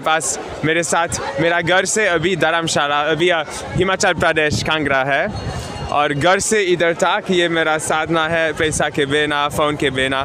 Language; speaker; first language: Hindi; non-native, learner; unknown